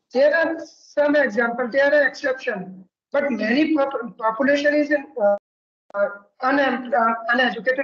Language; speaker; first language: English; non-native, learner; Hindi